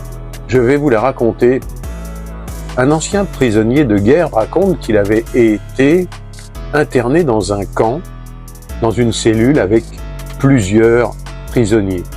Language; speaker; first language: French; native; French